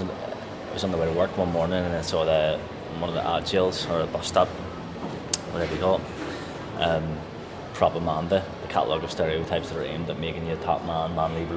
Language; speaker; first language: English; native; English